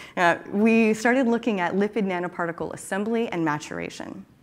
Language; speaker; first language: English; native; English